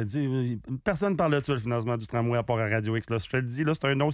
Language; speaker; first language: French; native; French